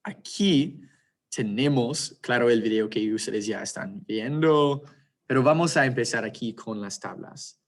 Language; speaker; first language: Spanish; non-native, fluent; English